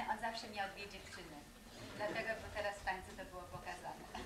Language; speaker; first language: Polish; non-native, fluent; German